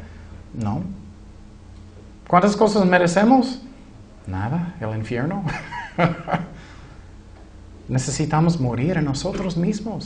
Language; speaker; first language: Spanish; non-native, fluent; English